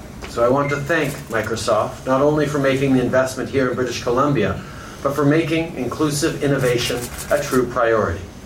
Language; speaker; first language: English; native; English